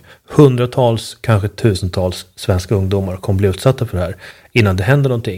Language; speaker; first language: Swedish; native; Swedish